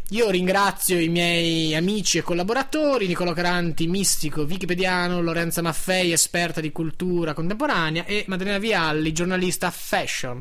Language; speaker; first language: Italian; native; Italian